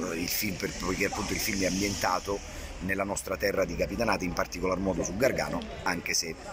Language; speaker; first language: Italian; native; Italian